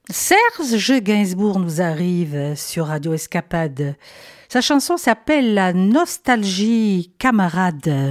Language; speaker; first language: French; native; French